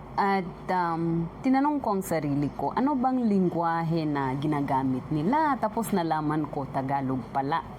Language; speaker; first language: Filipino; non-native, fluent; Swahili